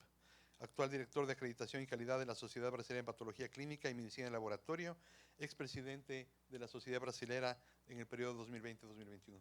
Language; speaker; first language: Spanish; native; Spanish